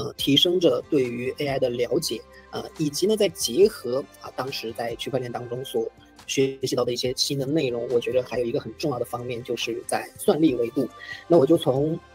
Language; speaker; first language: Chinese; native; Chinese